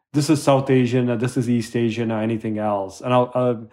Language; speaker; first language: English; non-native, local second language; Tamil